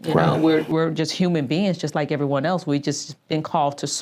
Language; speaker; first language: English; native; English